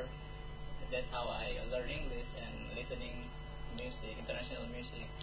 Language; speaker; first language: English; non-native, learner; Indonesian